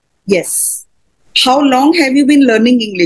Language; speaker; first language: English; non-native, local second language; Hindi